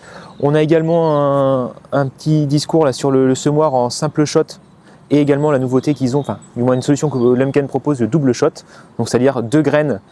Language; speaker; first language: French; native; French